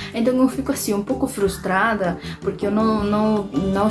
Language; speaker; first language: Portuguese; non-native, fluent; Spanish